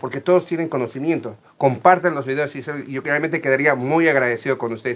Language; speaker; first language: Spanish; native; Spanish